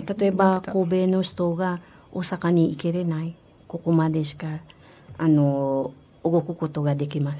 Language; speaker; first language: Japanese; non-native, fluent; Filipino